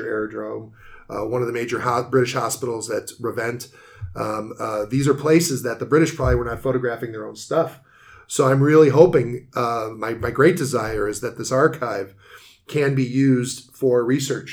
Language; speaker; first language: English; native; English